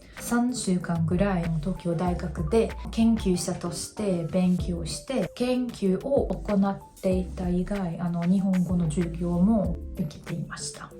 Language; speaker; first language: Japanese; non-native, fluent; Hungarian